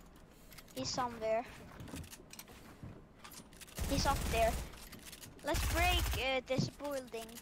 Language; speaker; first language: English; non-native, fluent; Finnish